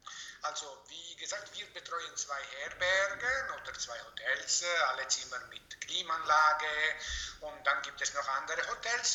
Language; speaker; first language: German; non-native, fluent; Italian